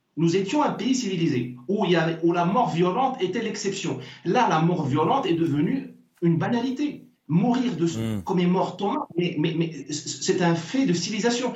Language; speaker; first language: French; non-native, local second language; Arabic